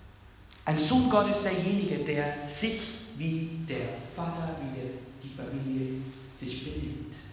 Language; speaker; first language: German; non-native, fluent; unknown